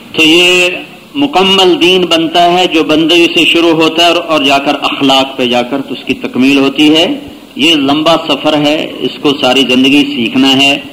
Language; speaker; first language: Urdu; non-native, local second language; Punjabi